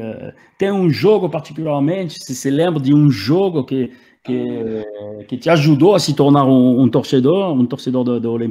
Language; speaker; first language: Portuguese; non-native, fluent; French